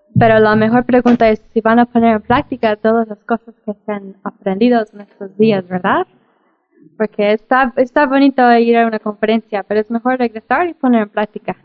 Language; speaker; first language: Spanish; non-native, fluent; English